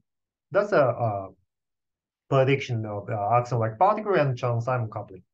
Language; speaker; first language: English; non-native, fluent; Japanese